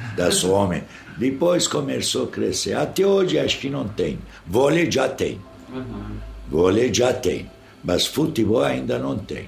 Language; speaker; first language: Portuguese; non-native, learner; Arabic